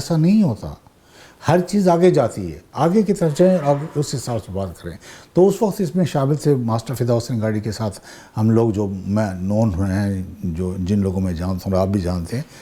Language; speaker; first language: Urdu; non-native, local second language; Saraiki